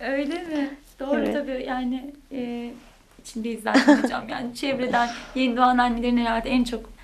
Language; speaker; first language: Turkish; native; Turkish